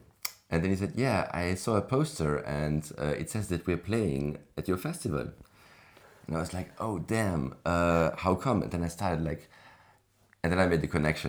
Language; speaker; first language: English; non-native, fluent; French